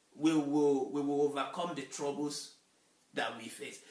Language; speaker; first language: English; non-native, local second language; Yoruba